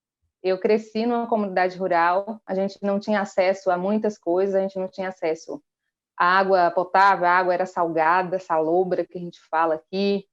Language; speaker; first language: Portuguese; native; Portuguese